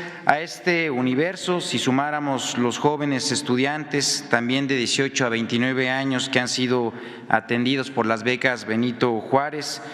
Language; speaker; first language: Spanish; native; Spanish